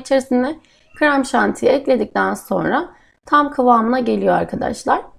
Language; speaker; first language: Turkish; native; Turkish